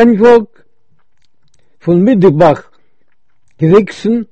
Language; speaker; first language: German; early bilingual, heritage; Yiddish